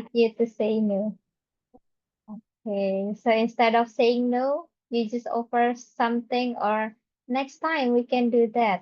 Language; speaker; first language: English; non-native, fluent; Indonesian